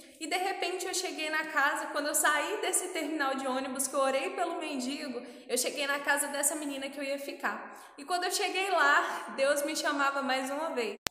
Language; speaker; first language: Portuguese; native; Portuguese